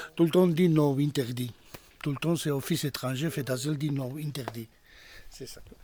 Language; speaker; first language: French; non-native, learner; Georgian